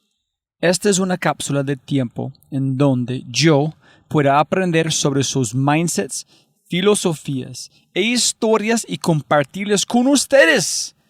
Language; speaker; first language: Spanish; non-native, fluent; English